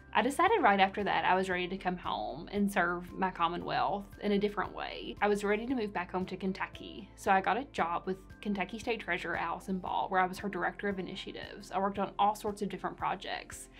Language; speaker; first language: English; native; English